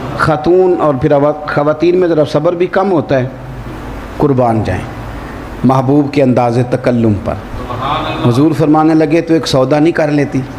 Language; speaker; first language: Urdu; non-native, local second language; Punjabi